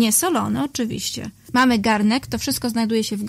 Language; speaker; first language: Polish; native; Polish